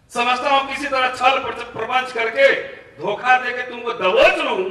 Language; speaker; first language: Hindi; native; Hindi